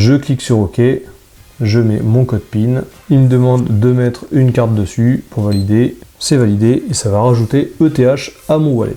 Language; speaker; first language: French; native; French